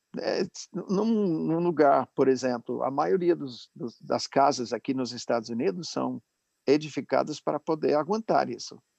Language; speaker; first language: Portuguese; non-native, fluent; English